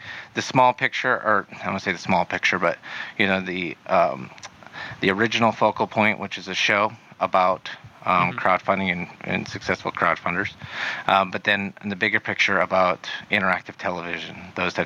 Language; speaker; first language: English; native; English